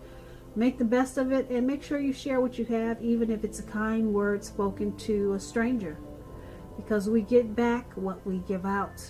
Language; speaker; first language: English; native; English